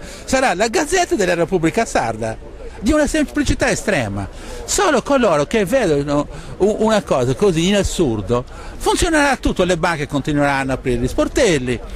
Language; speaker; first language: Italian; non-native, local second language; Sardinian